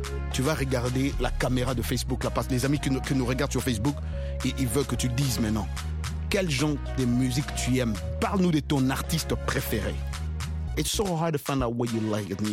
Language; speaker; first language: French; non-native, local second language; Lingala